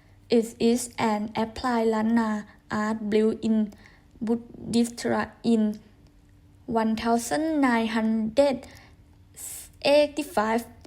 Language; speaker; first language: English; non-native, learner; Thai